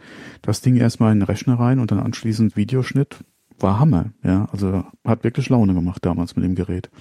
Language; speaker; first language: German; native; German